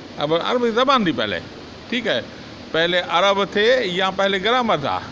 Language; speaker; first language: Urdu; non-native, local second language; Sindhi